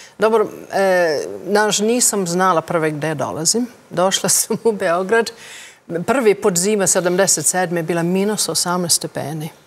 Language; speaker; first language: Croatian; non-native, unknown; English